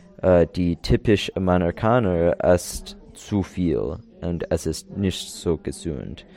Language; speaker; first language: German; non-native, learner; English